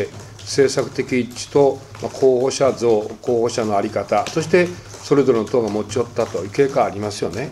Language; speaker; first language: Japanese; native; Japanese